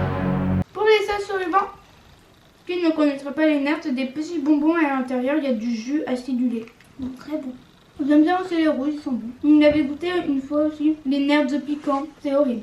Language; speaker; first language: French; native; French